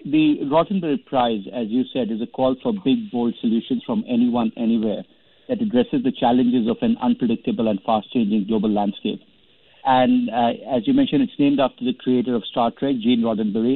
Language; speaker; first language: English; non-native, local second language; Hindi